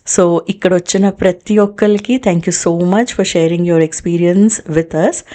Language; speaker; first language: English; non-native, local second language; Telugu